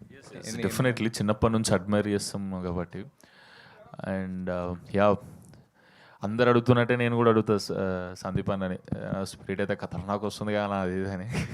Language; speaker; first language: Telugu; native; Telugu